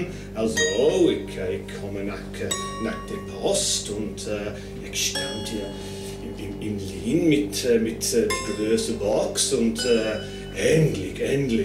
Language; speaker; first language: German; non-native, learner; English